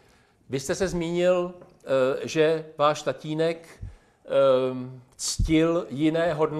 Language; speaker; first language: Czech; native; Czech